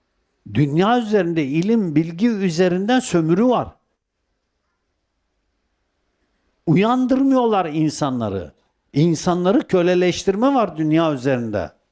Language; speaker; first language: Turkish; native; Turkish